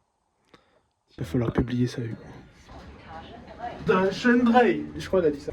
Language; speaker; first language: French; native; French